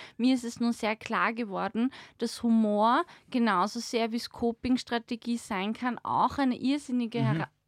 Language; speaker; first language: German; native; German